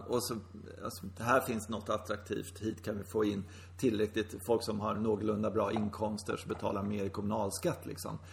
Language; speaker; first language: Swedish; native; Swedish